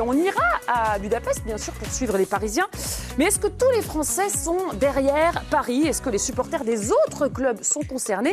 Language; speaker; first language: French; native; French